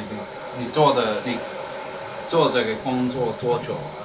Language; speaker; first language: Chinese; non-native, learner; English